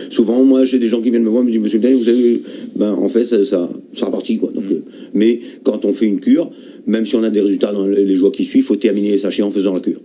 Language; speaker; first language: French; native; French